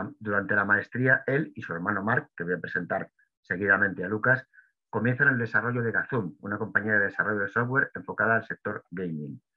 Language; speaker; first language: Spanish; native; Spanish